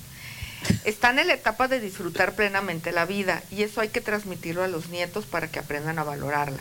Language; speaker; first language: Spanish; native; Spanish